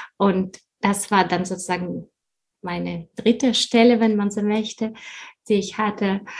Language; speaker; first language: German; non-native, fluent; Russian